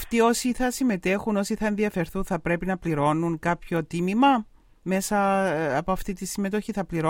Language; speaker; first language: Greek; native; Greek